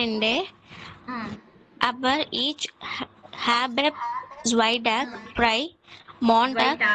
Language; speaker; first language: German; non-native, learner; Tamil